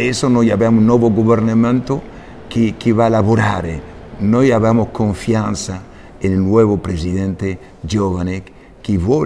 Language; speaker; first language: Italian; non-native, fluent; Spanish